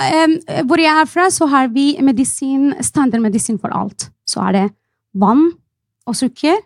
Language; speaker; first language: Norwegian; non-native, fluent; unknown